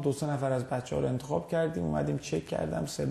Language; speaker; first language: Persian; native; Persian